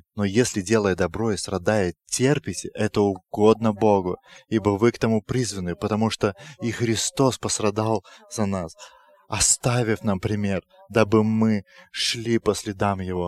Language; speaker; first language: Russian; non-native, fluent; Lithuanian